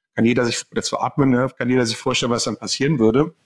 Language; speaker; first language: German; native; German